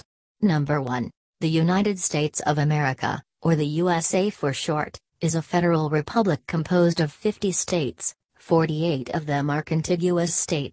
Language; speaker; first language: English; non-native, local second language; Urdu